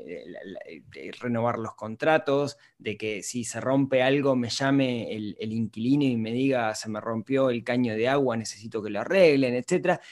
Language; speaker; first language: Spanish; native; Spanish